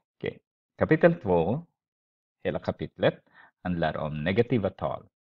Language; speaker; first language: Swedish; non-native, fluent; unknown